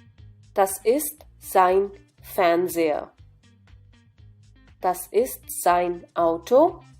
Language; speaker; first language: German; non-native, fluent; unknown